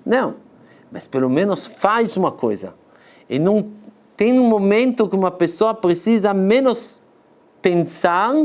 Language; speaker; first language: Portuguese; non-native, fluent; Hebrew